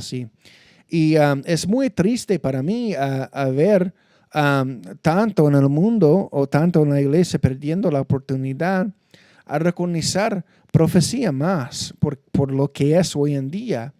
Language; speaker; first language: Spanish; non-native, fluent; English